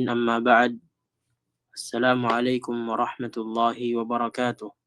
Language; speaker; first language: Arabic; non-native, fluent; Filipino